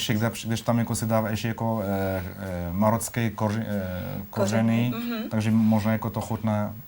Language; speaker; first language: Czech; non-native, fluent; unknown